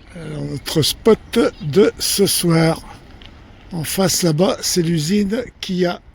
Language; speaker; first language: French; native; French